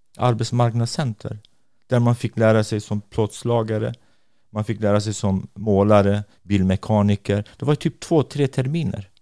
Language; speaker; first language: Swedish; non-native, fluent; Kurdish